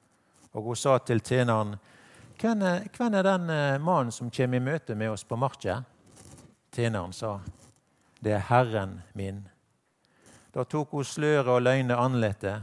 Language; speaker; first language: Norwegian; native; Norwegian